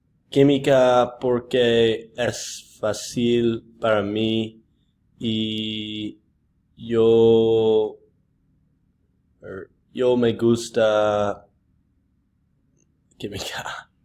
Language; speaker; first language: Spanish; non-native, learner; English